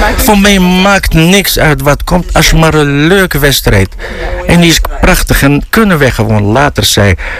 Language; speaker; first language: Dutch; non-native, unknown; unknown